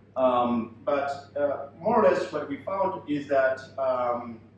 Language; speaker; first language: English; non-native, fluent; Spanish